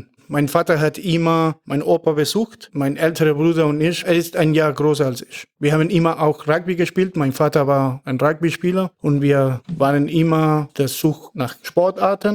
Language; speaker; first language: German; non-native, fluent; Spanish